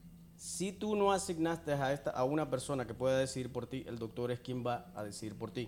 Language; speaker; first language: Spanish; native; Spanish